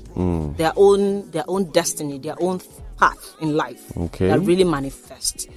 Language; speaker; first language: English; non-native, local second language; Yoruba